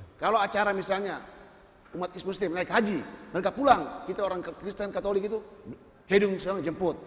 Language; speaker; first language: Indonesian; non-native, local second language; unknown